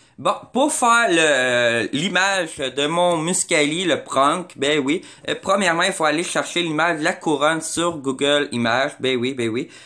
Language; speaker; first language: French; native; French